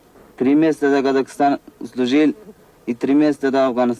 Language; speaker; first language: Russian; non-native, learner; Turkmen